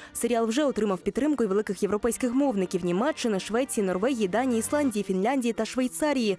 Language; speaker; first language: Ukrainian; native; Ukrainian